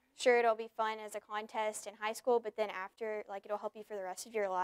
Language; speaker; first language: English; native; English